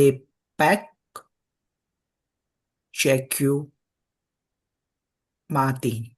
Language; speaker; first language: French; non-native, learner; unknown